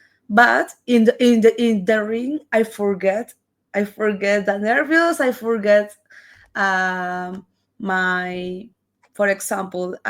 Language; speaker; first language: English; non-native, learner; Spanish